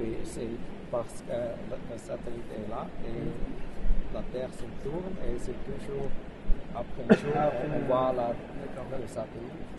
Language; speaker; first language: French; non-native, fluent; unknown